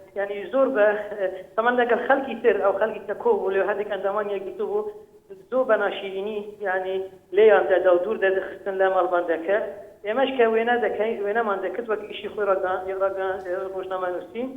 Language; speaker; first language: Central Kurdish; non-native, local second language; Kurdish